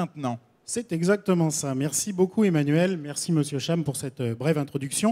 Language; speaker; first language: French; native; French